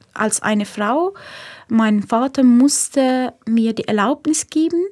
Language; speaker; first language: German; non-native, fluent; Persian